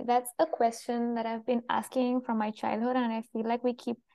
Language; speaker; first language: English; non-native, local second language; Malayalam